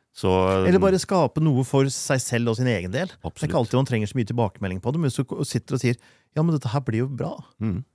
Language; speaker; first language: Norwegian; native; Norwegian